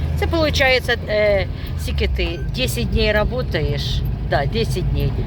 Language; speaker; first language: Ukrainian; native; Ukrainian